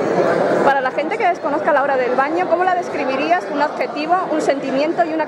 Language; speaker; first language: Spanish; native; Spanish